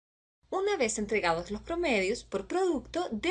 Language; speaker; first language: Spanish; native; Spanish